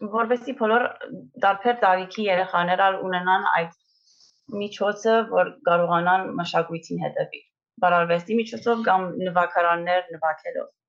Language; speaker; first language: Armenian; early bilingual, heritage; Armenian